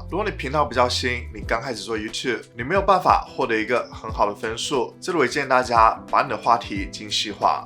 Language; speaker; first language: Chinese; native; Chinese